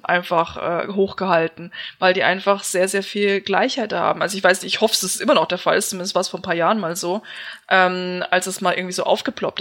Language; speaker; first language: German; native; German